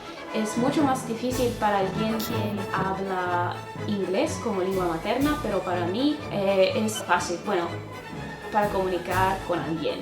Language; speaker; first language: Spanish; non-native, fluent; Italian